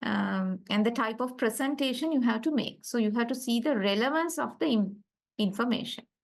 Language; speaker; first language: English; non-native, local second language; Sinhala